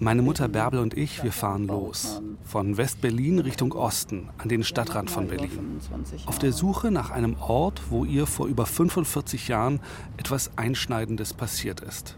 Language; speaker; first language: German; native; German